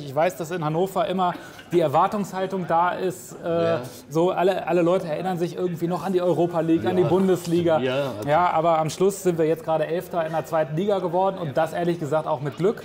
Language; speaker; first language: German; native; German